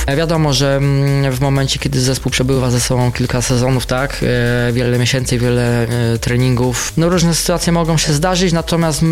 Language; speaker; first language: Polish; native; Polish